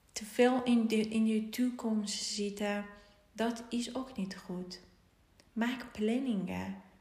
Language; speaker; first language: Dutch; non-native, fluent; Persian